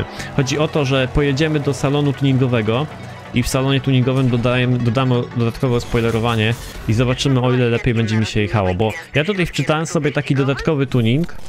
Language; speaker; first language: Polish; native; Polish